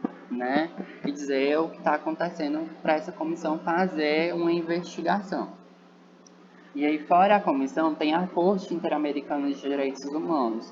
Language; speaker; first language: Portuguese; native; Portuguese